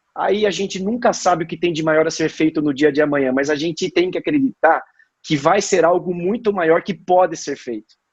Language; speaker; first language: Portuguese; native; Portuguese